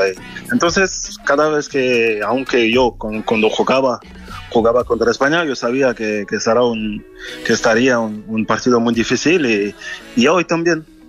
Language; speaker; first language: Spanish; non-native, fluent; French